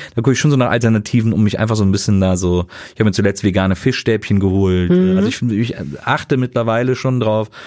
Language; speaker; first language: German; native; German